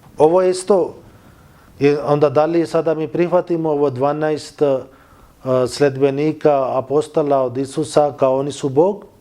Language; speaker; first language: Bosnian; non-native, learner; Urdu